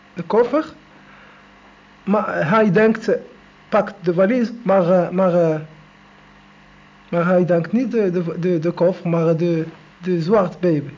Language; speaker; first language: Dutch; non-native, learner; Arabic